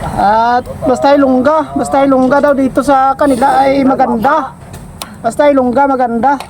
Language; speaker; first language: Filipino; non-native, local second language; Cebuano